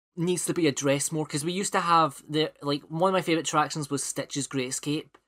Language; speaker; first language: English; native; English